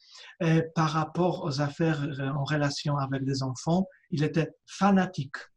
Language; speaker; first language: French; non-native, fluent; Polish